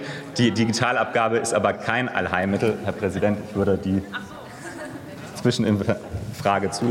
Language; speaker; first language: German; native; German